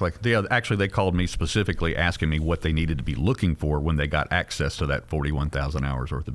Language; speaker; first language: English; native; English